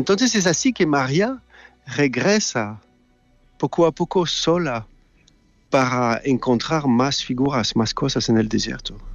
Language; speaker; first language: Spanish; non-native, fluent; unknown